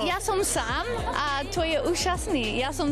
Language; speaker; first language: Slovak; non-native, learner; English